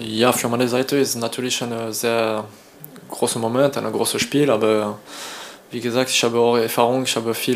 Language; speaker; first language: German; non-native, learner; French